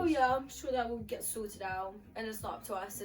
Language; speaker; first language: English; native; English